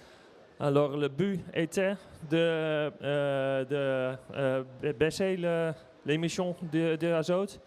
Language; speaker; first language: French; non-native, learner; Dutch